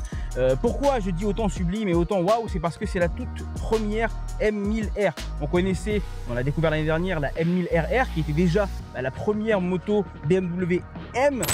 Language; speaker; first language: French; native; French